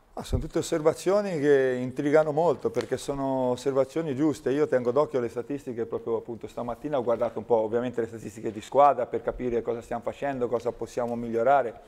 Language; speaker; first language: Italian; native; Italian